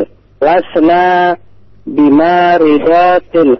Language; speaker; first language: Arabic; non-native, learner; Indonesian